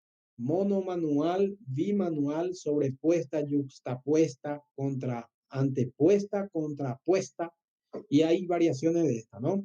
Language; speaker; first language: Spanish; native; Spanish